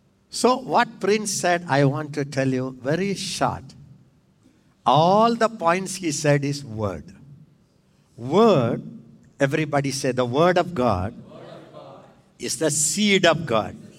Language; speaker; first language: English; non-native, local second language; Tamil